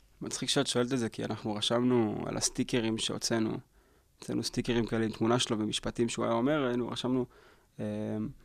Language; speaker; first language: Hebrew; native; Hebrew